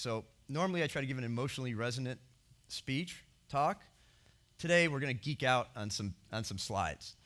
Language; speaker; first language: English; native; English